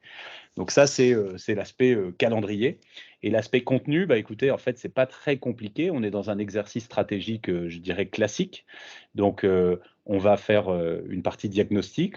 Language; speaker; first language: French; native; French